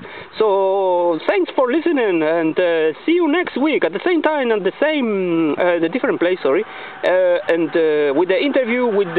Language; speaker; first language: English; non-native, learner; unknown